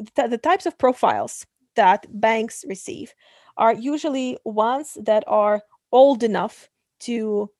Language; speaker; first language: English; non-native, fluent; Russian